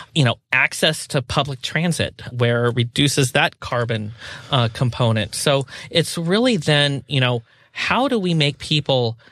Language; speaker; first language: English; native; English